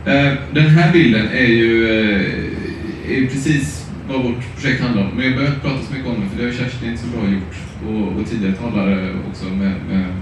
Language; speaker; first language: Swedish; native; Swedish